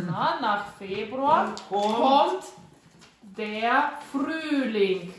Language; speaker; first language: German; non-native, learner; Russian